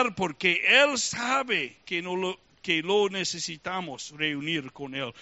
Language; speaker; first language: Spanish; non-native, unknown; English